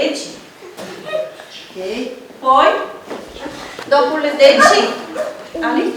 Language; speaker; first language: Italian; non-native, fluent; Bulgarian